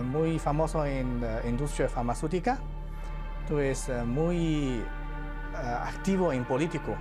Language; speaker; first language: Spanish; non-native, learner; Chinese